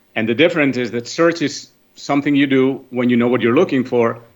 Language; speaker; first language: English; non-native, fluent; Catalan